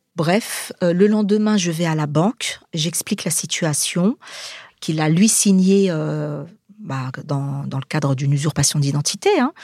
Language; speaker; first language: French; native; French